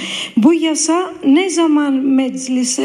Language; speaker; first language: Turkish; non-native, fluent; Greek